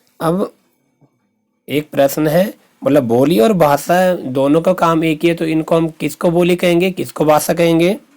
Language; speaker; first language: Hindi; non-native, local second language; Garhwali